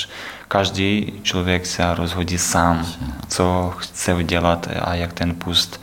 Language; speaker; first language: Czech; non-native, learner; Ukrainian